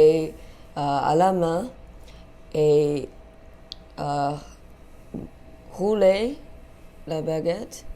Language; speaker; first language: French; non-native, learner; English